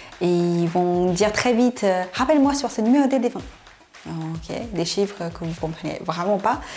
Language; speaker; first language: French; non-native, fluent; Chinese